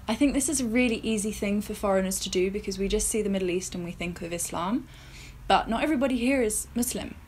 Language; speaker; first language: English; native; English